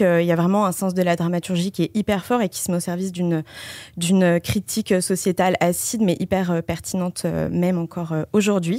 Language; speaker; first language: French; native; French